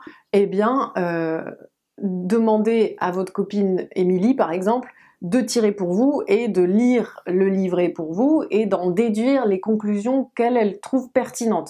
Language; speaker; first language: French; native; French